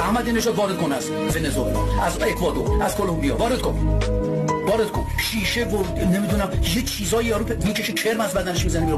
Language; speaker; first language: Persian; native; Persian